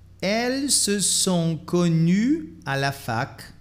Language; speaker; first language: French; non-native, fluent; Portuguese